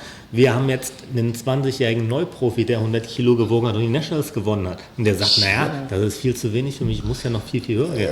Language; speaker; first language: German; native; German